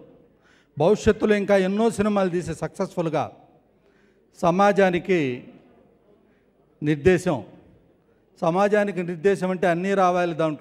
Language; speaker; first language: Telugu; native; Telugu